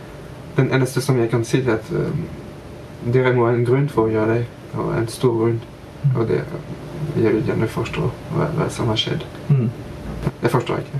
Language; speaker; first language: Norwegian; non-native, fluent; French